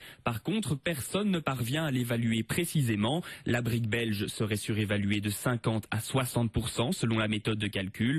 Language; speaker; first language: French; native; French